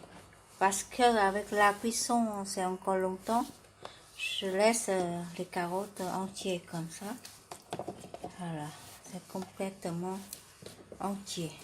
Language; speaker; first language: French; non-native, fluent; Vietnamese